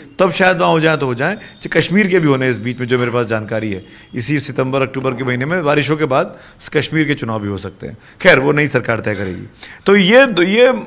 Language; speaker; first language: Hindi; native; Hindi